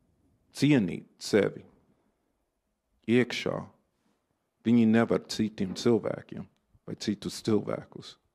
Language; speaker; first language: Latvian; non-native, fluent; English